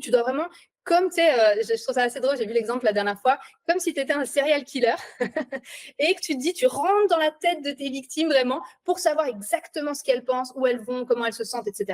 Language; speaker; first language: French; native; French